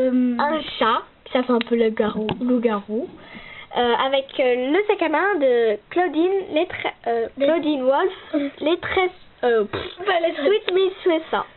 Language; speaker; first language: French; native; French